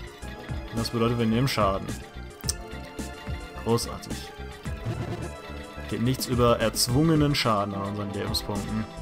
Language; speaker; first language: German; native; German